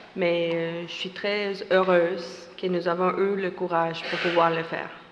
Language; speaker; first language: French; non-native, fluent; Spanish